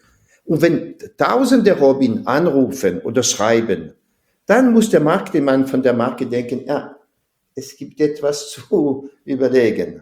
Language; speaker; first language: German; non-native, fluent; French